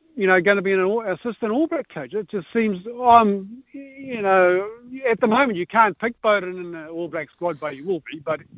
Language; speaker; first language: English; native; English